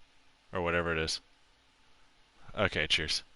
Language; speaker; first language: English; native; English